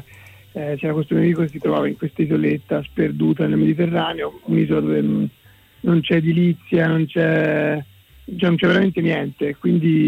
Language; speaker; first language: Italian; native; Italian